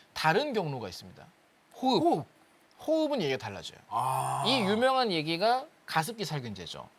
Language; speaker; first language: Korean; native; Korean